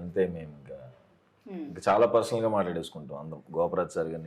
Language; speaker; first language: Telugu; native; Telugu